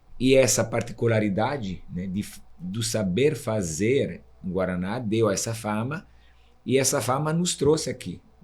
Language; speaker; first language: Portuguese; non-native, fluent; Italian